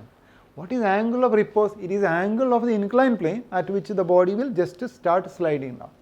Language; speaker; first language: English; non-native, local second language; Malayalam